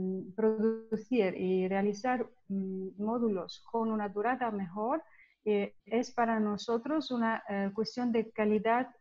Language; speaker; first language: Spanish; non-native, learner; Italian